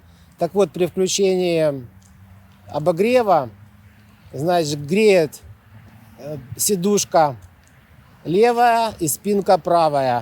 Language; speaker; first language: Russian; native; Russian